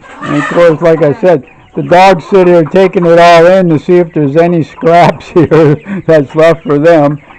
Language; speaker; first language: English; native; English